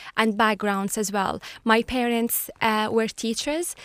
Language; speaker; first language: English; non-native, fluent; Arabic